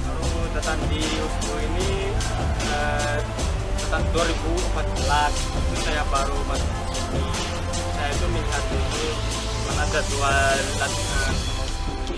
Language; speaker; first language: Indonesian; non-native, learner; Malagasy